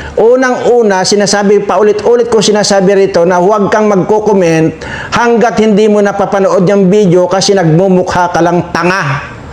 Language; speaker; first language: Filipino; non-native, local second language; Iloko